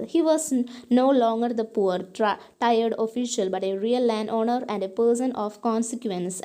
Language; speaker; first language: English; non-native, local second language; Malayalam